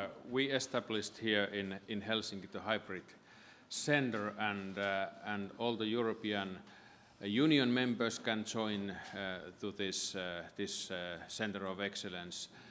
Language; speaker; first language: English; non-native, fluent; Finnish